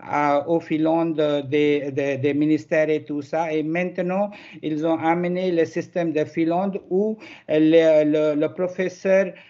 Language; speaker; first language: French; non-native, learner; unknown